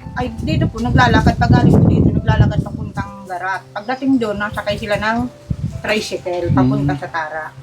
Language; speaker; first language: Filipino; non-native, local second language; Bikol